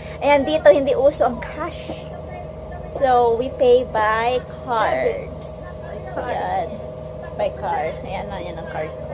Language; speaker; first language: Filipino; non-native, local second language; Hiligaynon